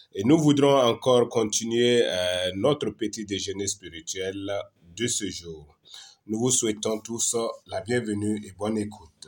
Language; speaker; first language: French; non-native, local second language; Mossi